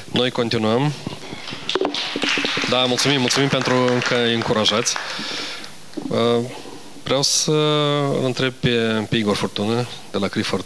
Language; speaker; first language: Romanian; native; Romanian